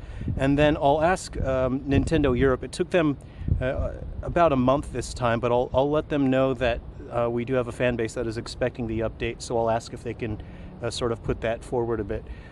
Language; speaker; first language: English; native; English